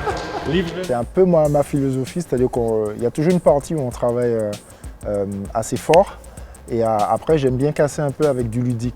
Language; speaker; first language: French; native; French